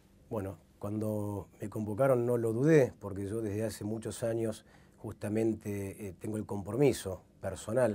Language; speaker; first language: Spanish; native; Spanish